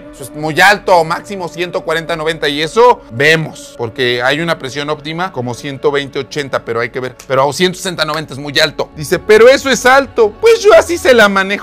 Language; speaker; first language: Spanish; native; Spanish